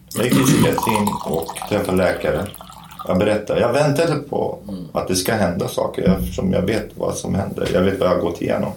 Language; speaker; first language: Swedish; non-native, fluent; Kurdish